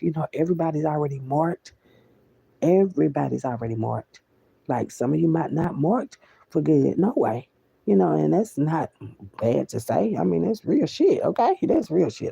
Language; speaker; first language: English; native; English